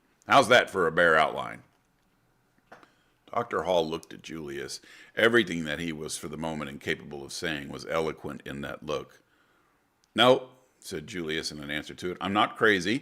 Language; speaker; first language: English; native; English